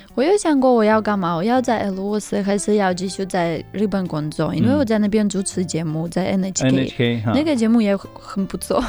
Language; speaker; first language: Chinese; non-native, fluent; Russian